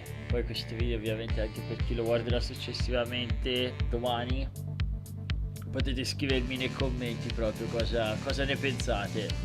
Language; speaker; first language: Italian; native; Italian